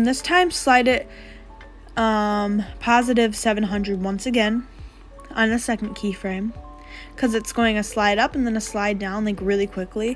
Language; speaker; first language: English; native; English